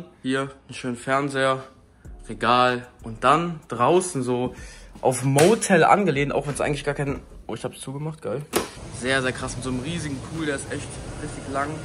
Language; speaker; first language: German; native; German